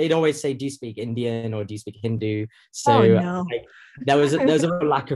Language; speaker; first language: English; native; English